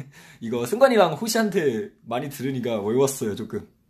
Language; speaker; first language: Korean; non-native, fluent; Chinese